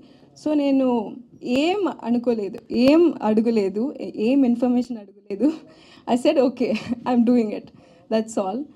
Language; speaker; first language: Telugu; non-native, learner; Tamil